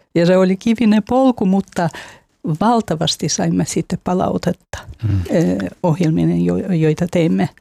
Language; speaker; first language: Finnish; non-native, fluent; Russian